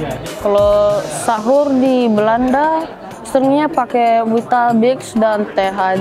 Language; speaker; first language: Indonesian; early bilingual, heritage; Indonesian